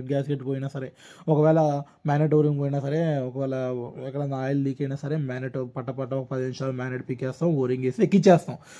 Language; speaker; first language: Telugu; non-native, local second language; Urdu